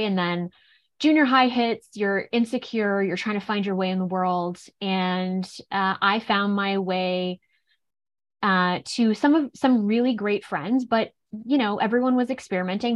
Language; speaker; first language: English; native; English